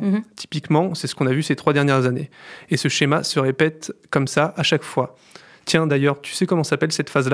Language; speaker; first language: French; native; French